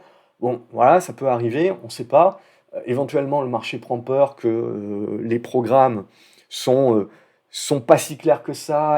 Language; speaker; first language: French; native; French